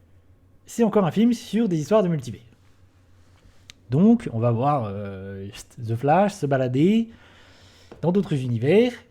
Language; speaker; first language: French; native; French